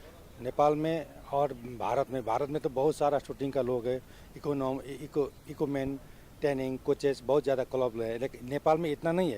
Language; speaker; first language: Hindi; non-native, fluent; Nepali